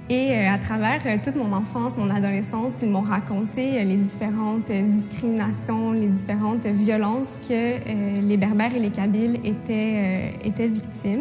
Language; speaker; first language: French; early bilingual, other home language; Kabyle